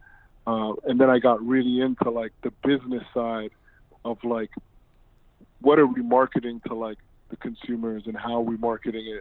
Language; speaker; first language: English; native; English